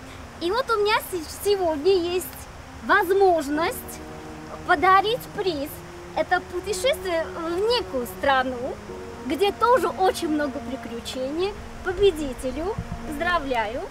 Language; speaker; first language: Russian; non-native, fluent; Armenian